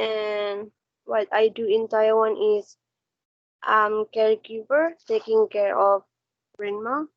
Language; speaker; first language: English; non-native, learner; Indonesian